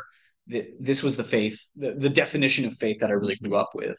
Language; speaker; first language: English; native; English